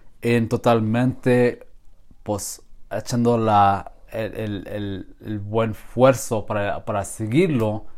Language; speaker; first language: Spanish; non-native, learner; English